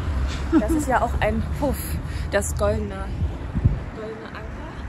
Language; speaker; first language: German; native; German